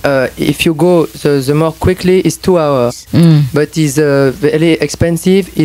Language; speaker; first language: English; non-native, learner; French